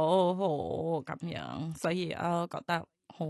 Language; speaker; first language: Chinese; non-native, fluent; Thai